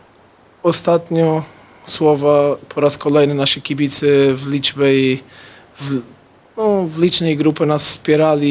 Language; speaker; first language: Polish; non-native, fluent; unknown